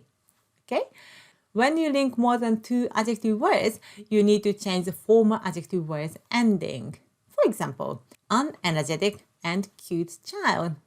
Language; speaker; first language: English; non-native, local second language; Japanese